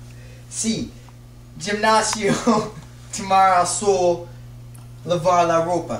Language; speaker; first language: Spanish; non-native, learner; English